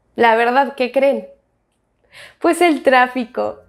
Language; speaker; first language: Spanish; non-native, fluent; French